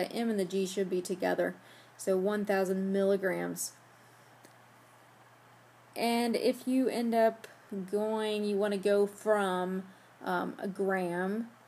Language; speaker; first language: English; native; English